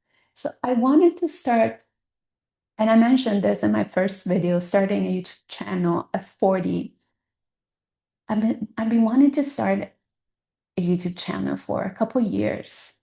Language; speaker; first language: English; non-native, fluent; Italian